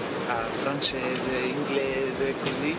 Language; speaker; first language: Italian; non-native, fluent; English